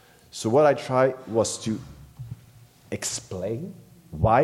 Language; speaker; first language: English; non-native, fluent; Swedish